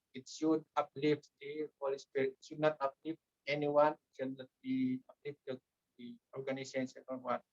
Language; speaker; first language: English; non-native, local second language; Filipino